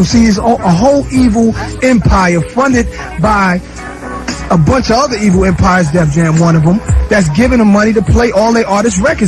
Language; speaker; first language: English; native; English